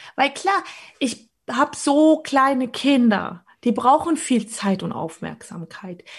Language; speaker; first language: German; early bilingual, other home language; Polish